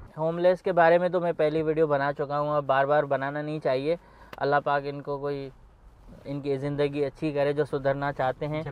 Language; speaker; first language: Urdu; non-native, local second language; Sindhi